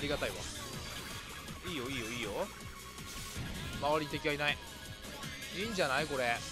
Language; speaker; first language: Japanese; native; Japanese